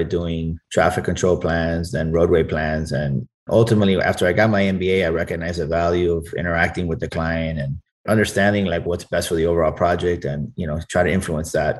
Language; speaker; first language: English; native; English